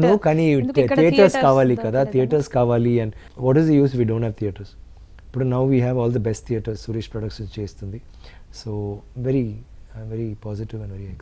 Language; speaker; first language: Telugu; non-native, local second language; Tamil